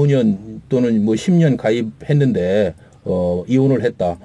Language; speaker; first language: Korean; native; Korean